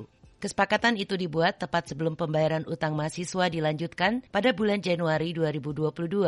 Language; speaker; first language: Indonesian; native; Indonesian